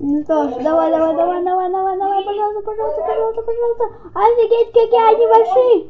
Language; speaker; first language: Russian; native; Russian